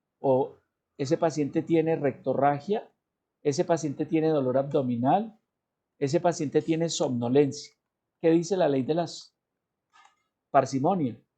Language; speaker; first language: Spanish; native; Spanish